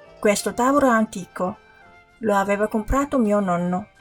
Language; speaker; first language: Italian; non-native, fluent; Chinese